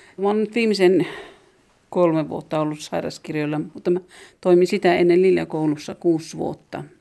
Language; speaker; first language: Finnish; native; Finnish